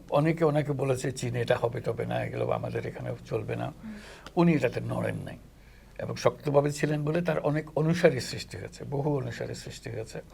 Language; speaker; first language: Bangla; native; Bangla